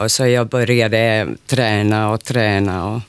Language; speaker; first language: Swedish; non-native, local second language; Finnish